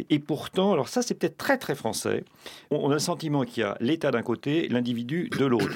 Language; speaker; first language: French; native; French